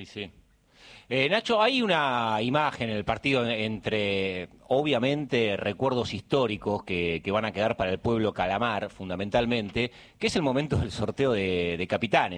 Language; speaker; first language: Spanish; native; Spanish